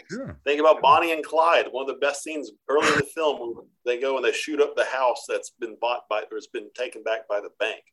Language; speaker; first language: English; native; English